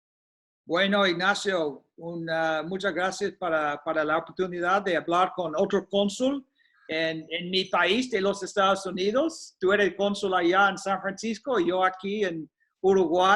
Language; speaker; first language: Spanish; non-native, fluent; English